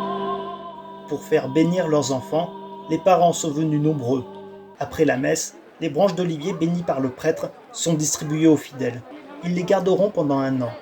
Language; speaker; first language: French; native; French